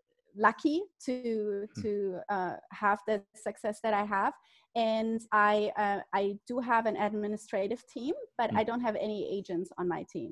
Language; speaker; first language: English; non-native, fluent; German